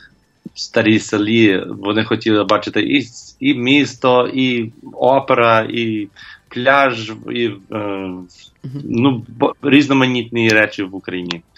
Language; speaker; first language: Ukrainian; non-native, learner; English